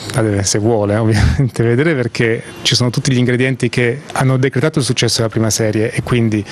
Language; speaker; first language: Italian; native; Italian